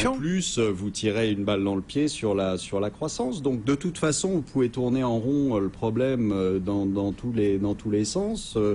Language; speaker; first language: French; native; French